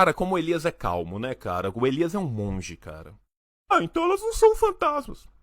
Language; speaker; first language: Portuguese; native; Portuguese